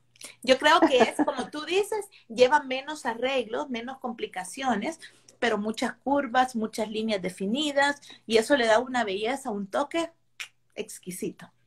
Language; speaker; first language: Spanish; native; Spanish